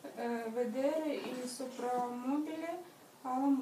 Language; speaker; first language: Italian; non-native, learner; Russian